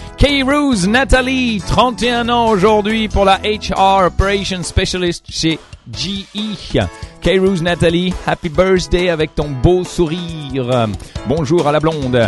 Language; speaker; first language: French; native; French